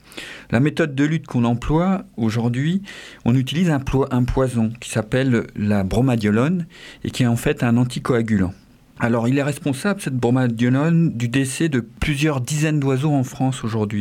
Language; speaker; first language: French; native; French